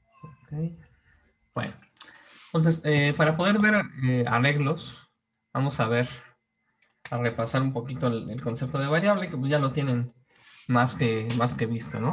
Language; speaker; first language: Spanish; native; Spanish